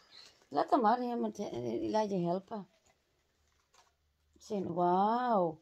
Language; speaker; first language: Dutch; non-native, learner; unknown